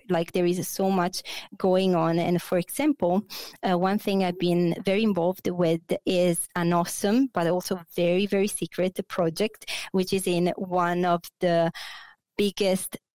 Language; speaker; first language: English; non-native, fluent; Italian